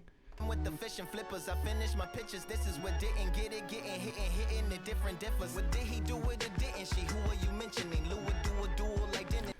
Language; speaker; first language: English; native; English